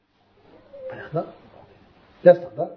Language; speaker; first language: Russian; non-native, learner; Tibetan